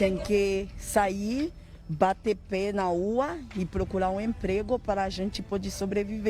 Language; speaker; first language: Portuguese; non-native, learner; Haitian Creole